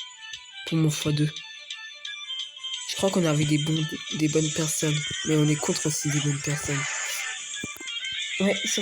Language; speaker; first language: French; native; French